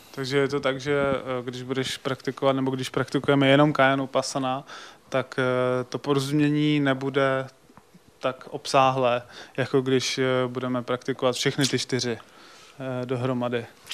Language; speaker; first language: Czech; native; Czech